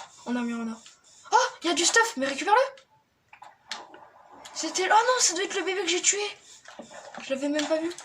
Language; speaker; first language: French; native; French